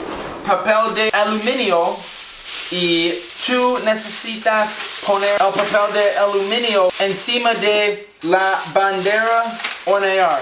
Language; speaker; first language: Spanish; non-native, learner; English